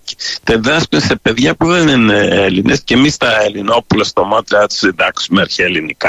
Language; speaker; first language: Greek; early bilingual, heritage; Greek